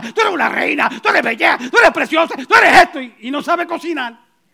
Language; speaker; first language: Spanish; early bilingual, heritage; Spanish